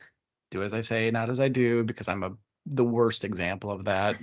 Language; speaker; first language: English; native; English